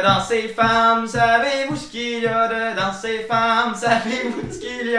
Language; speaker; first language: French; native; French